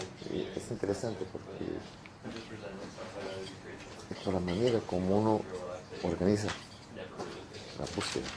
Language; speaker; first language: Spanish; non-native, fluent; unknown